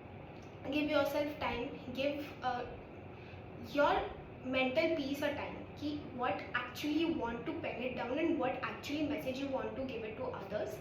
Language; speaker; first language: English; non-native, local second language; Hindi